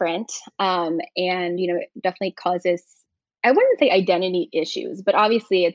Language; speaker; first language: English; native; English